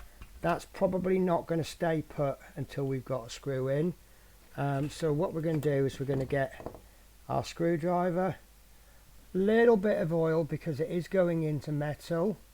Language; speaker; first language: English; native; English